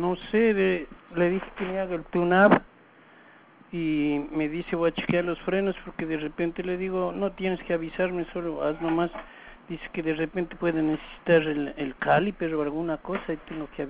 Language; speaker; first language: Spanish; native; Spanish